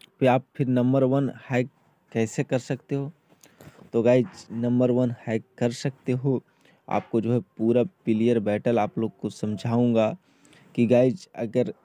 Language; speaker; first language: Hindi; native; Hindi